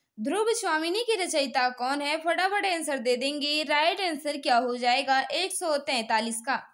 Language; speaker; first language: Hindi; native; Hindi